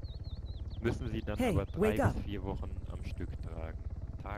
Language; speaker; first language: German; native; German